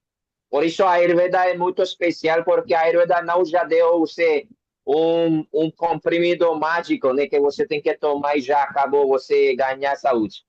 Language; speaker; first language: Portuguese; non-native, learner; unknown